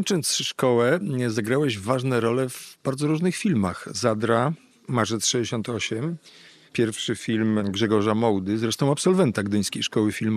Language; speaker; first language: Polish; native; Polish